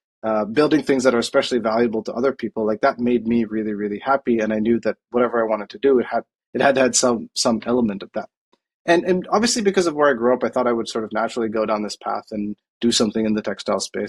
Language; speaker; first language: English; non-native, local second language; Tamil